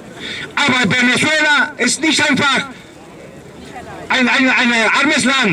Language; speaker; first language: German; non-native, learner; Spanish